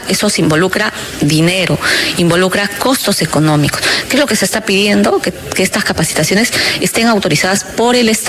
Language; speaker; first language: Spanish; native; Spanish